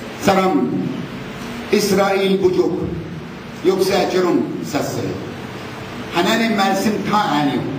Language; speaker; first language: Korean; non-native, learner; Arabic